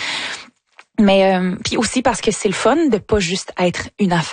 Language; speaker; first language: French; native; French